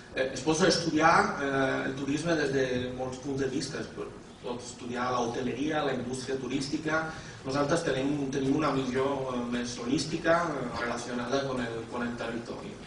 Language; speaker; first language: Catalan; non-native, fluent; Italian